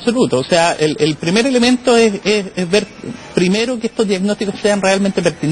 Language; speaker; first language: Spanish; native; Spanish